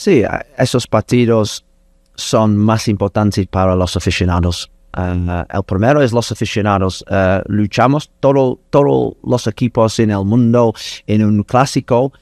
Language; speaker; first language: Spanish; non-native, learner; English